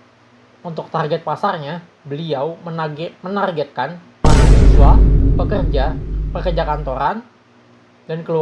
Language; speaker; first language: Indonesian; native; Indonesian